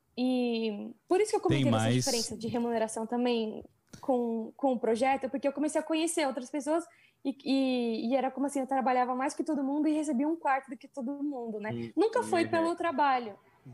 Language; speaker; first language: Portuguese; native; Portuguese